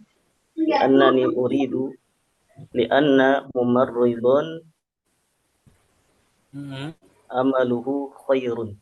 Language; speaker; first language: Arabic; non-native, learner; Indonesian